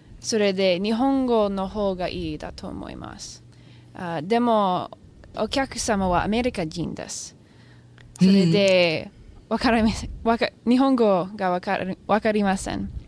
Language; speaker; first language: Japanese; non-native, learner; English